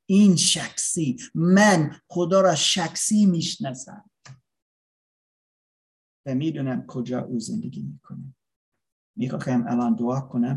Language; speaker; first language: Persian; non-native, learner; English